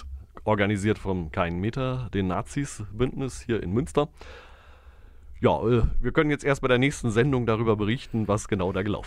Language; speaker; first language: German; native; German